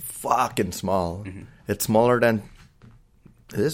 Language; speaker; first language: English; non-native, fluent; Indonesian